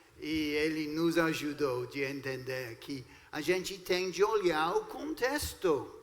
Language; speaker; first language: Portuguese; non-native, fluent; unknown